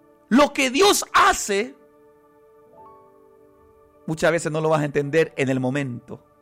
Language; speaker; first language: Spanish; early bilingual, heritage; Spanish